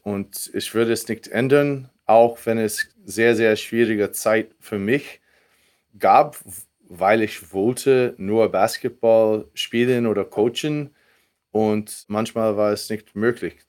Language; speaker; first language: German; non-native, fluent; English